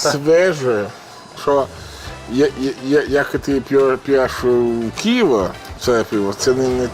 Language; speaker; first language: Ukrainian; non-native, learner; Italian